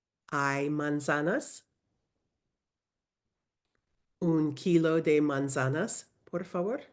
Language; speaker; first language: Spanish; non-native, learner; English